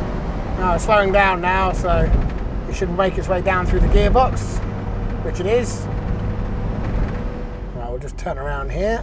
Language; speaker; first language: English; native; English